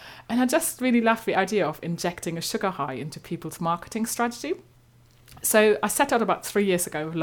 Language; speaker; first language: English; non-native, fluent; German